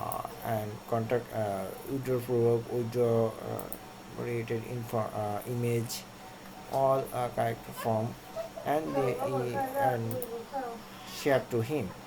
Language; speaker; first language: English; non-native, local second language; Bangla